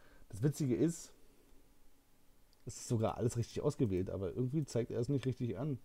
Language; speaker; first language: German; native; German